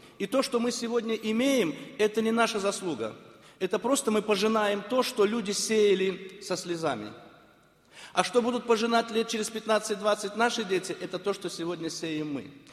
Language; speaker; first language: Russian; native; Russian